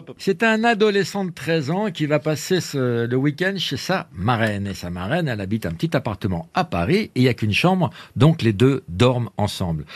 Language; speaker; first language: French; native; French